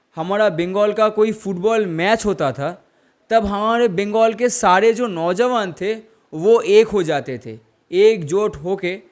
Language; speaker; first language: Hindi; non-native, local second language; Bangla